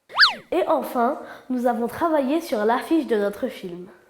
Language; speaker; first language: French; native; French